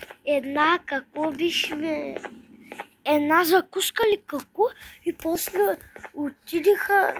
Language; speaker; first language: Bulgarian; non-native, local second language; Turkish